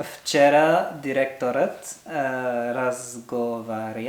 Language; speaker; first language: Bulgarian; non-native, learner; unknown